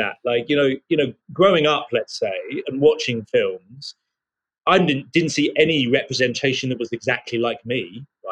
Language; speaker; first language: English; native; English